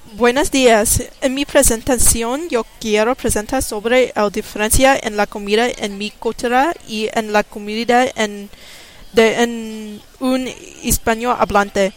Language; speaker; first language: Spanish; non-native, learner; English